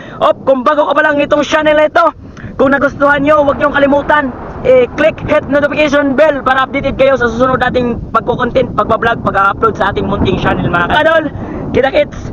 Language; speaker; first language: Filipino; non-native, local second language; Cebuano